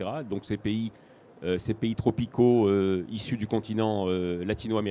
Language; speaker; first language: French; native; French